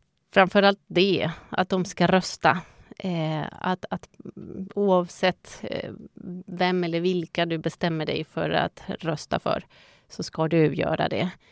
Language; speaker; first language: Swedish; non-native, fluent; Spanish